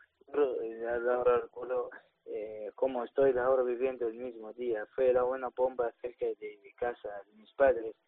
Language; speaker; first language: Spanish; non-native, learner; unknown